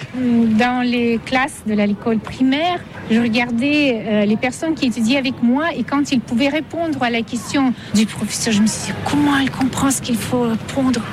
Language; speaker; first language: French; non-native, fluent; Russian